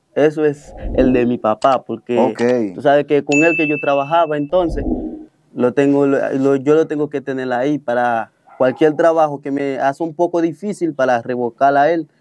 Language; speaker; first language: Spanish; non-native, fluent; Haitian Creole